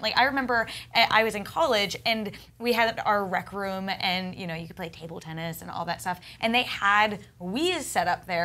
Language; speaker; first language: English; native; English